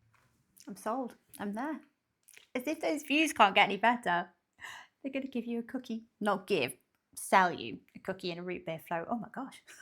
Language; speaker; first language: English; native; English